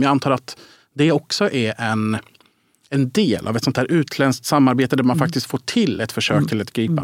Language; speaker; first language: Swedish; native; Swedish